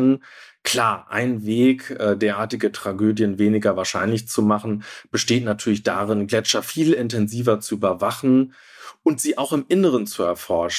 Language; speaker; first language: German; native; German